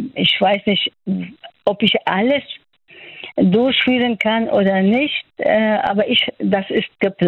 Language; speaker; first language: German; non-native, fluent; Persian